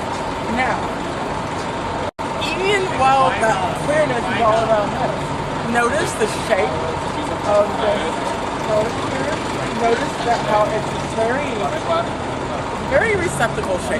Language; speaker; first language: English; native; English